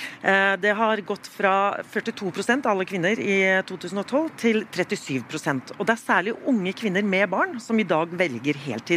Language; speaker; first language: Norwegian; native; Norwegian